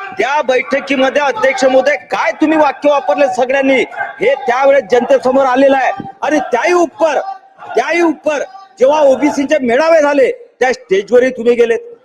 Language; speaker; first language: Marathi; native; Marathi